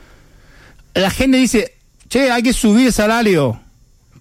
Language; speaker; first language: Spanish; non-native, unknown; Chinese